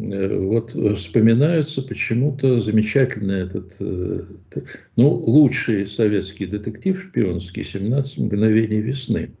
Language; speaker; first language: Russian; native; Russian